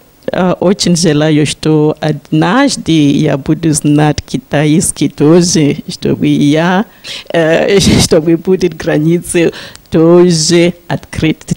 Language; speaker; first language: Russian; non-native, learner; Shona